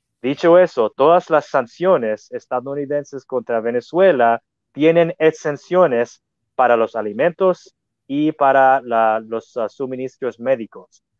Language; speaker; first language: Spanish; non-native, fluent; English